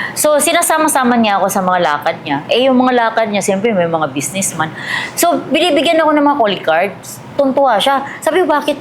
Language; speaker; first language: Filipino; non-native, local second language; Cebuano